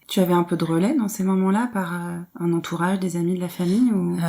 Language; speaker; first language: French; native; French